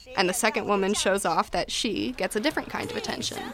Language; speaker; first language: English; native; English